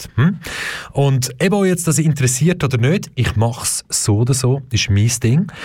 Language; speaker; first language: German; early bilingual, other home language; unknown